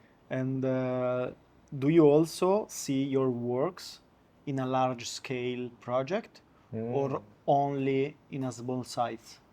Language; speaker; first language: English; non-native, learner; Italian